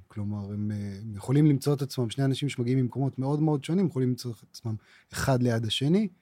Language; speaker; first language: Hebrew; native; Hebrew